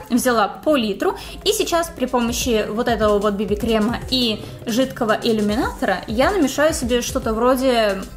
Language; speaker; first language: Russian; native; Russian